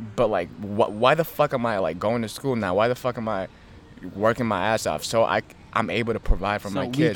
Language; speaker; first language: English; early bilingual, other home language; Amharic